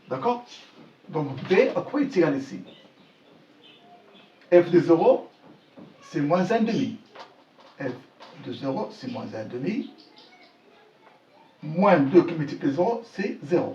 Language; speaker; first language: French; non-native, local second language; Arabic